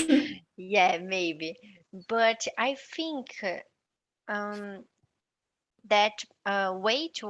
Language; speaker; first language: English; non-native, learner; Portuguese